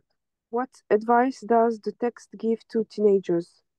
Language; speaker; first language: English; non-native, fluent; French